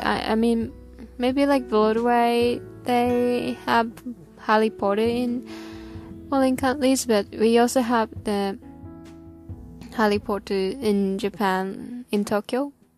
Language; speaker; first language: English; non-native, learner; Japanese